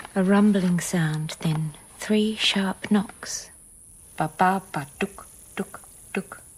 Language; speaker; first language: English; non-native, fluent; Danish